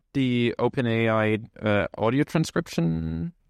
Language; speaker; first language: English; non-native, fluent; German